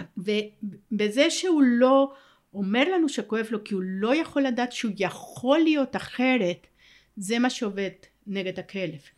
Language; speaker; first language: Hebrew; non-native, fluent; Spanish